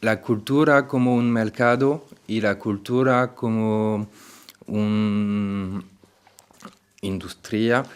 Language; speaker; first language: Spanish; non-native, fluent; French